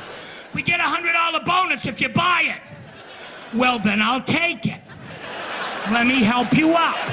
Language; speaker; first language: English; native; English